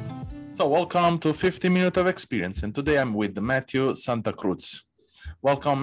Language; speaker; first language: English; non-native, learner; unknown